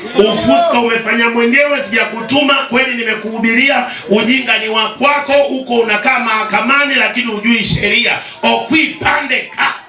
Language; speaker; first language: Swahili; native; Swahili